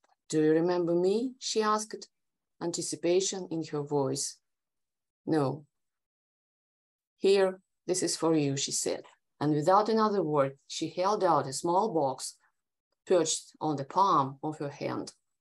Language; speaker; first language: English; non-native, fluent; Russian